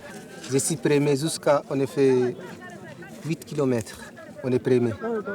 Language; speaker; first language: French; non-native, local second language; Fula